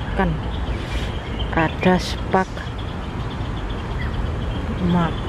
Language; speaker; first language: Indonesian; non-native, local second language; Javanese